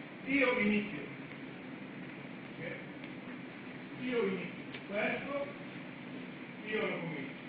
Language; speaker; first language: Italian; non-native, learner; Romanian